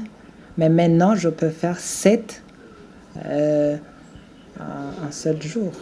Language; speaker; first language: French; non-native, local second language; Rundi